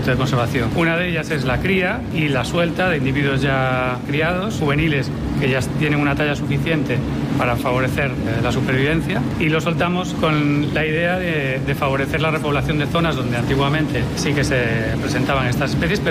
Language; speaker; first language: Spanish; native; Spanish